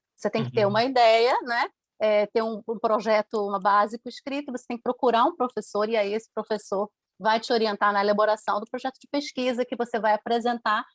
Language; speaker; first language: Portuguese; native; Portuguese